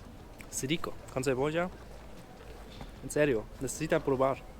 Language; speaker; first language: Spanish; non-native, learner; German